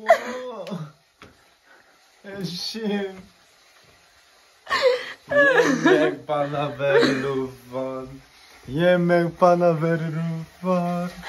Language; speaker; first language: Turkish; non-native, learner; Korean